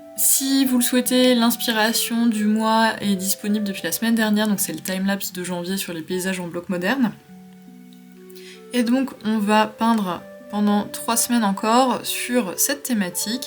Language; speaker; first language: French; native; French